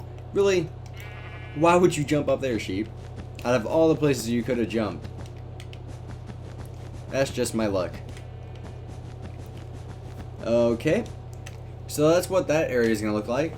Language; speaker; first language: English; native; English